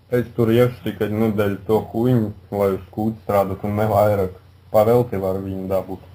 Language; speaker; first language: Latvian; non-native, local second language; Russian